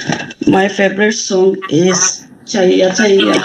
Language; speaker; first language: English; non-native, learner; Bangla